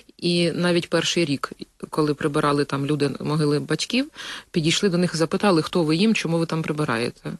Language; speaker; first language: Ukrainian; native; Ukrainian